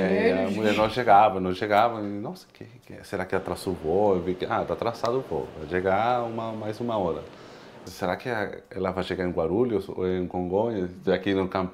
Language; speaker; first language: Portuguese; non-native, fluent; Spanish